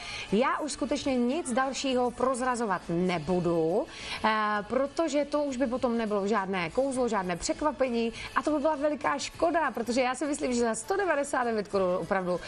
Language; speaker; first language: Czech; native; Czech